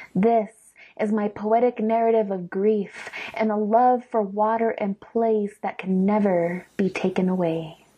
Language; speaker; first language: English; early bilingual, other home language; Spanish